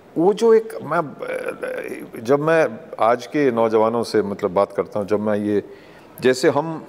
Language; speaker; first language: Hindi; non-native, local second language; English